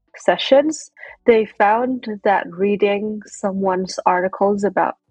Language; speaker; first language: English; non-native, fluent; Indonesian